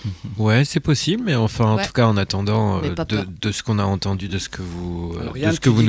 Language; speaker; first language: French; native; French